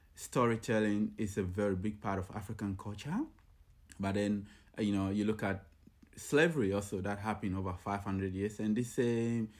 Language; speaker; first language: English; non-native, local second language; Ga